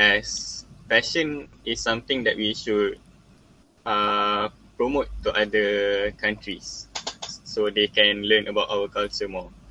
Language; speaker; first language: English; non-native, local second language; Malay